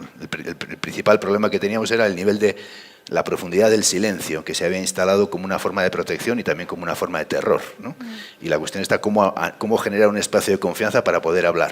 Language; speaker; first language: Spanish; native; Spanish